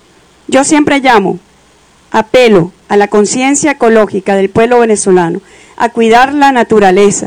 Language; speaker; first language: Spanish; native; Spanish